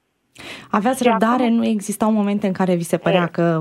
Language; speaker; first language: Romanian; native; Romanian